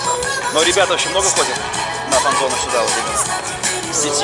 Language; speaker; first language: Russian; native; Russian